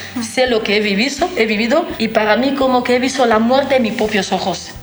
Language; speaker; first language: Spanish; non-native, fluent; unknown